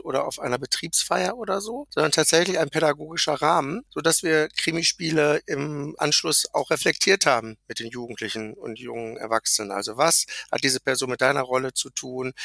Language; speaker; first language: German; native; German